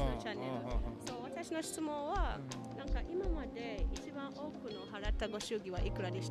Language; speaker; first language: Japanese; non-native, learner; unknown